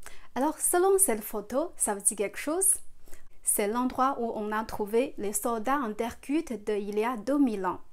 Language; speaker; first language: French; non-native, fluent; Chinese